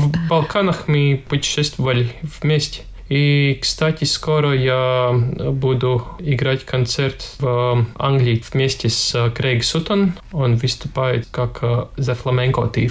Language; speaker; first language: Russian; non-native, local second language; Latvian